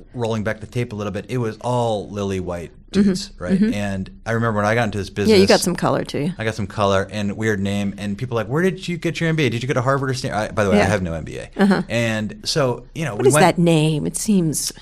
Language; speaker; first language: English; native; English